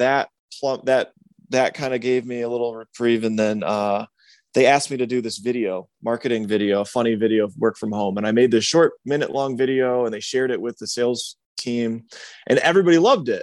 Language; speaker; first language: English; native; English